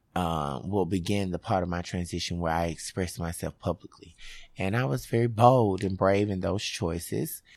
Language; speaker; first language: English; native; English